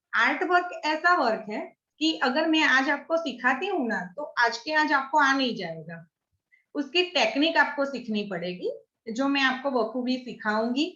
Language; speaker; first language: Hindi; non-native, local second language; Gujarati